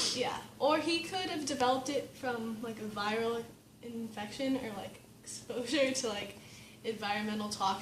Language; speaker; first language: English; native; English